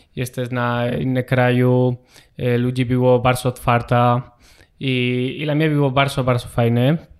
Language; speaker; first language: Polish; non-native, learner; Spanish